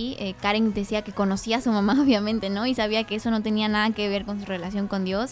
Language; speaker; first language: Spanish; native; Spanish